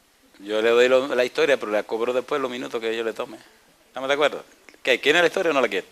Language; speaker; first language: Spanish; native; Spanish